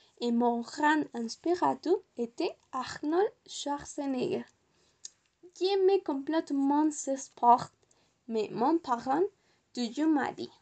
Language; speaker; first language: French; non-native, learner; Spanish